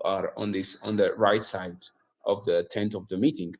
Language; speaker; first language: English; non-native, local second language; Amharic